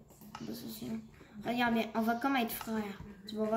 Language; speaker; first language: French; native; French